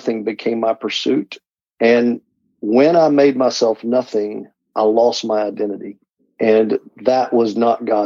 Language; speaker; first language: English; native; English